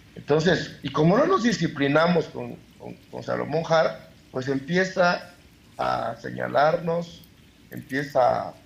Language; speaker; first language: Spanish; native; Spanish